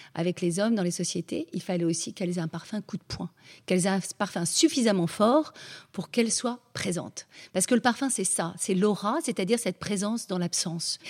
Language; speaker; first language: French; native; French